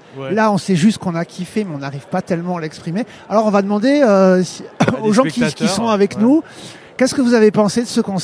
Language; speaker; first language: French; native; French